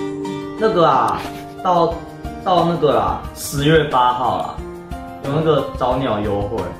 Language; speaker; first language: Chinese; native; Chinese